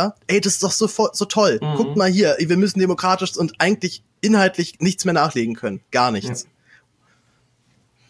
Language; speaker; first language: German; native; German